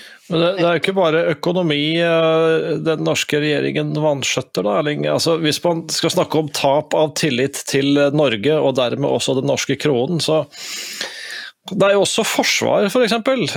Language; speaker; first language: Norwegian; native; Norwegian